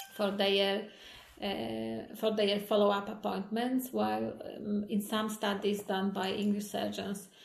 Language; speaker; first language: English; non-native, fluent; Polish